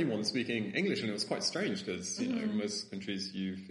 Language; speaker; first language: English; native; English